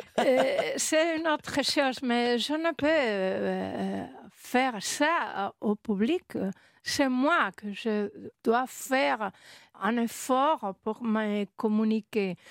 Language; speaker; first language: French; non-native, learner; Spanish